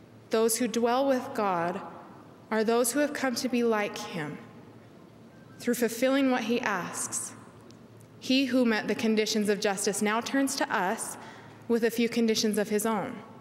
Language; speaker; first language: English; native; English